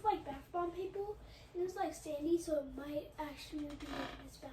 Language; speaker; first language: English; native; English